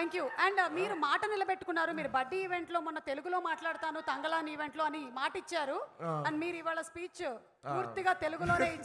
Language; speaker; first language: Telugu; native; Telugu